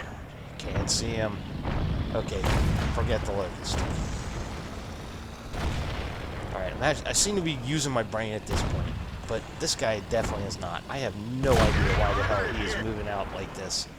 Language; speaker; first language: English; native; English